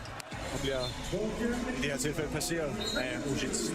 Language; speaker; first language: Danish; native; Danish